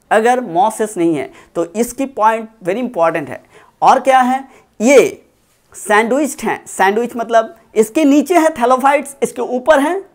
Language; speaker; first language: Hindi; non-native, local second language; Bangla